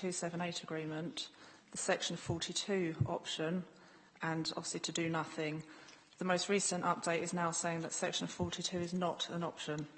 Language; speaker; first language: English; native; English